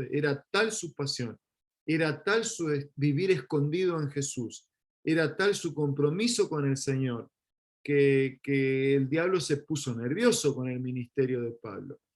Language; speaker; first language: Spanish; native; Spanish